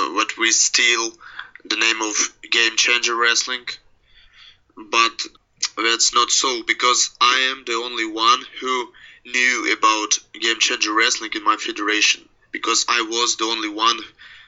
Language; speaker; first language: English; non-native, learner; Russian